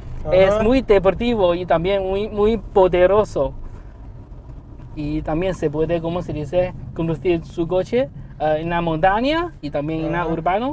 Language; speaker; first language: Spanish; non-native, learner; Chinese